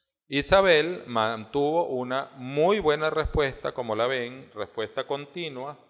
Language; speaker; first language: Spanish; native; Spanish